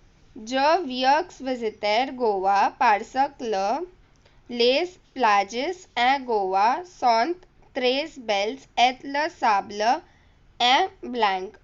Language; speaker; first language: French; non-native, learner; Hindi